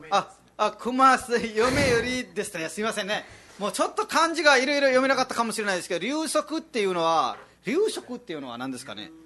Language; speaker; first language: Japanese; non-native, fluent; Nepali